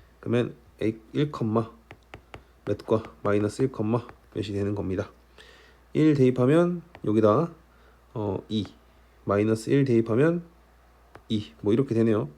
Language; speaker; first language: Korean; native; Korean